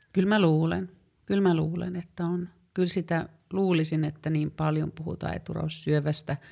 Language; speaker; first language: Finnish; native; Finnish